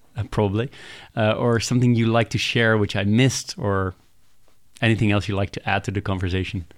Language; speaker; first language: English; non-native, fluent; Dutch